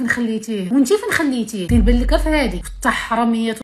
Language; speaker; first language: Arabic; native; Arabic